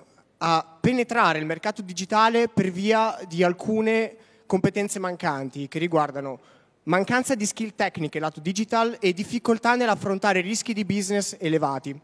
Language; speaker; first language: Italian; native; Italian